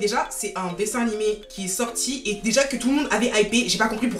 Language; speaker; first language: French; native; French